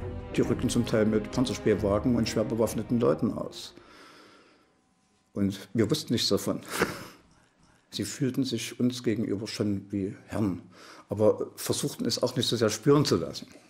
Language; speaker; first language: German; native; German